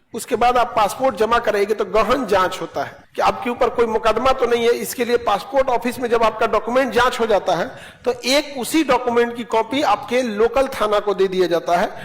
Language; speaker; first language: Hindi; native; Hindi